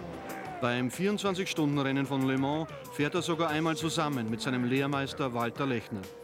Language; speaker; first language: German; native; German